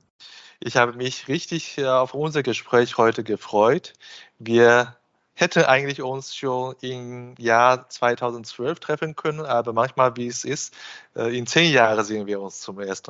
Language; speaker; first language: German; non-native, fluent; Chinese